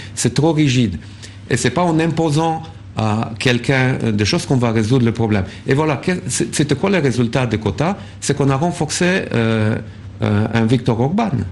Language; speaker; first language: French; non-native, fluent; Romanian